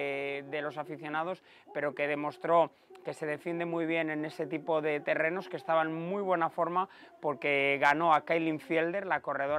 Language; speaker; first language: Spanish; native; Spanish